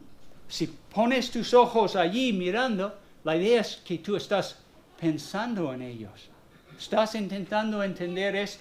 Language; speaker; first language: Spanish; non-native, fluent; English